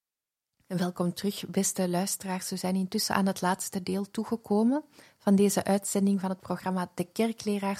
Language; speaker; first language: Dutch; native; Dutch